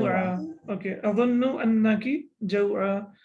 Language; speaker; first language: Arabic; non-native, fluent; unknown